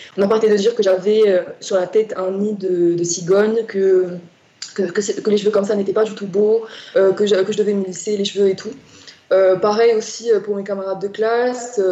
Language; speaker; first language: French; non-native, local second language; Arabic